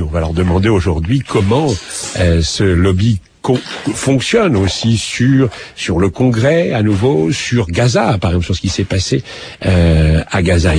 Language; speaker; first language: French; native; French